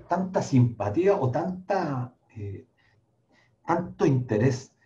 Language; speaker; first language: Spanish; native; Spanish